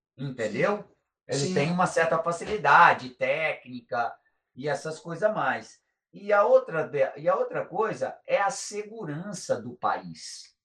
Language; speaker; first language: Portuguese; native; Portuguese